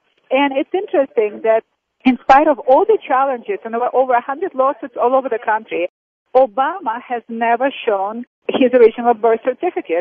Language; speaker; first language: English; non-native, fluent; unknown